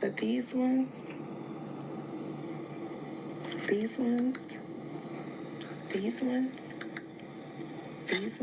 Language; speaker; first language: English; native; English